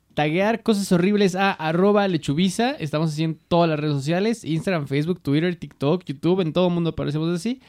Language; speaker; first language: Spanish; native; Spanish